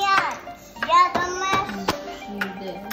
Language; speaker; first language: Russian; early bilingual, heritage; Russian